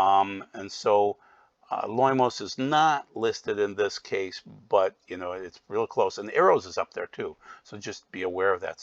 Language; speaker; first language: English; native; English